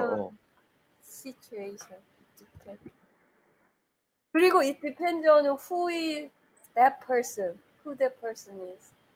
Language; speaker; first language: English; non-native, learner; Korean